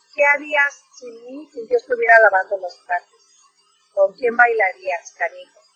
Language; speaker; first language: Spanish; native; Spanish